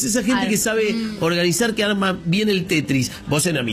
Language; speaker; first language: Spanish; native; Spanish